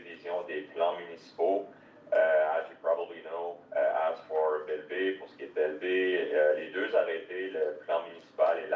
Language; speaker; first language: French; native; French